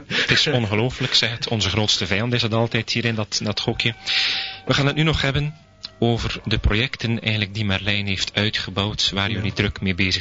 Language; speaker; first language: Dutch; native; Dutch